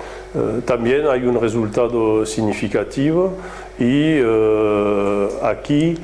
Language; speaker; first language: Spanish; non-native, fluent; French